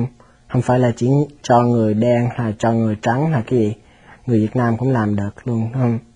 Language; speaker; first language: Vietnamese; early bilingual, heritage; Vietnamese